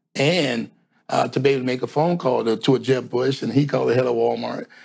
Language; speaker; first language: English; native; English